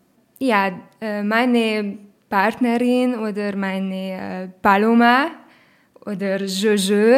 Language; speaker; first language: German; non-native, learner; Romanian